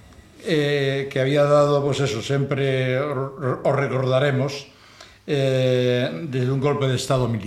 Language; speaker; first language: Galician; non-native, local second language; Spanish